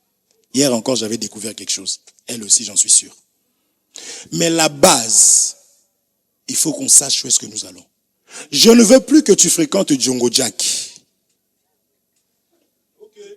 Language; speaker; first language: French; non-native, local second language; Lingala